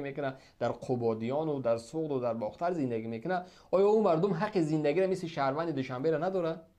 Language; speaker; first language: Persian; native; Persian